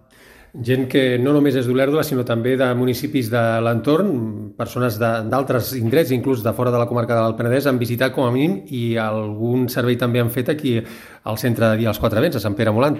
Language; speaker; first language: Catalan; native; Catalan